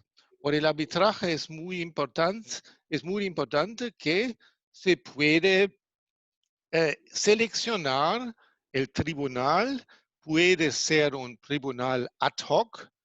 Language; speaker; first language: Spanish; non-native, fluent; German